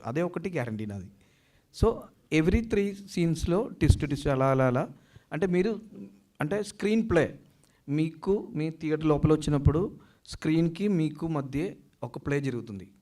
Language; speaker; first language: Telugu; non-native, learner; Malayalam